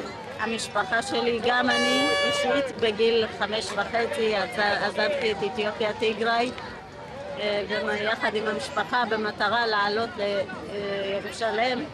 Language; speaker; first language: Hebrew; early bilingual, other home language; Tigrinya